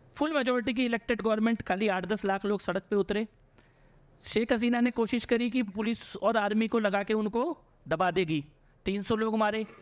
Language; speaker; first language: Hindi; native; Hindi